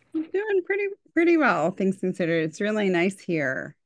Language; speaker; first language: English; native; English